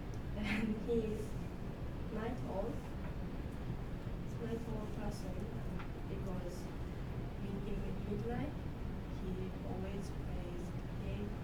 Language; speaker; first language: English; non-native, learner; Japanese